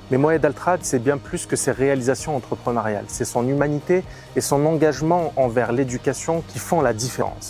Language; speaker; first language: French; native; French